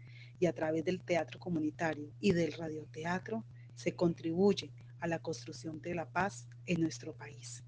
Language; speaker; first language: Spanish; native; Spanish